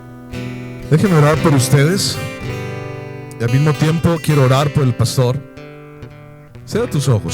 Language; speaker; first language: Spanish; native; Spanish